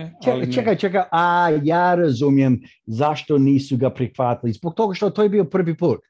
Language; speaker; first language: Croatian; early bilingual, heritage; English